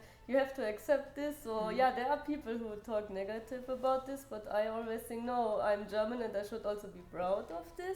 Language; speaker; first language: English; non-native, fluent; German